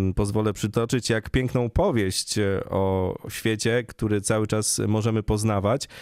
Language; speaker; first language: Polish; native; Polish